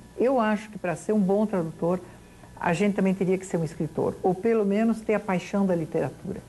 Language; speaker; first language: Portuguese; native; Portuguese